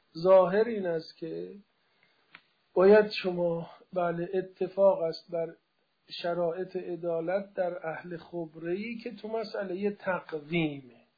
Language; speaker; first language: Persian; native; Persian